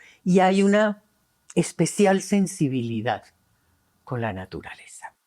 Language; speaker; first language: Spanish; native; Spanish